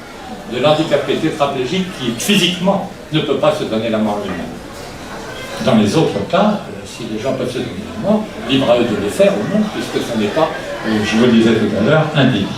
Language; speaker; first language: French; native; French